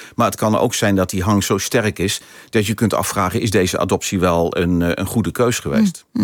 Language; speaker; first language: Dutch; native; Dutch